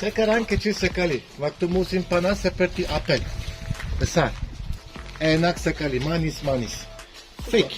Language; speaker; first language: Indonesian; non-native, fluent; Turkish